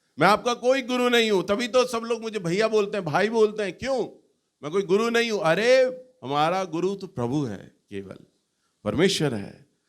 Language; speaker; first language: Hindi; native; Hindi